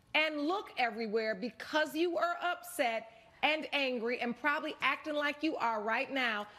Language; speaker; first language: English; native; English